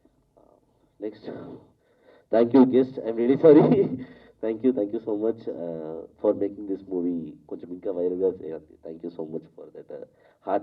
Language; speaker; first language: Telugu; non-native, learner; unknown